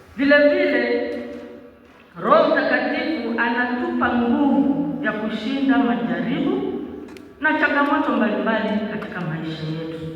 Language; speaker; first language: Swahili; native; Swahili